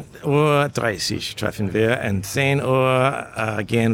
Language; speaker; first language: German; non-native, learner; English